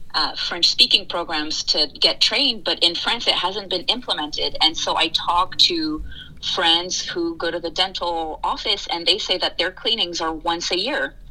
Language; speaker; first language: English; early bilingual, other home language; French